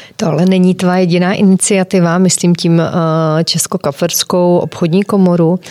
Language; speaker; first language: Czech; native; Czech